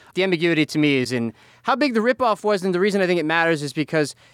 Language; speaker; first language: English; early bilingual, other home language; Spanish